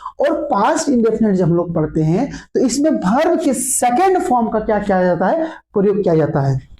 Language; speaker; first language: Hindi; native; Hindi